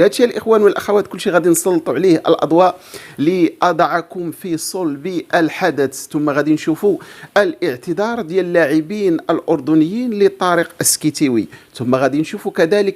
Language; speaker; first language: Arabic; native; Arabic